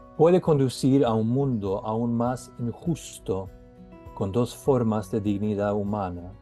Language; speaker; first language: Spanish; non-native, fluent; Norwegian